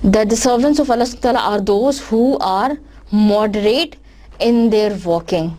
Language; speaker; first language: English; non-native, local second language; Urdu